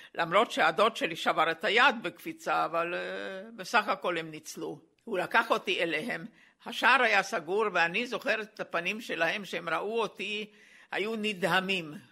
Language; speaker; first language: Hebrew; non-native, fluent; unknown